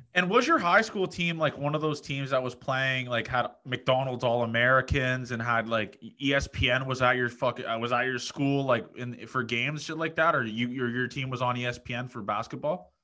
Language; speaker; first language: English; native; English